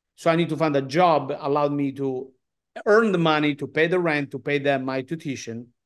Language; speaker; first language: English; non-native, learner; Italian